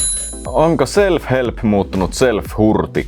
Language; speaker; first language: Finnish; native; Finnish